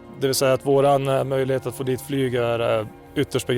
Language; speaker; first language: Swedish; native; Swedish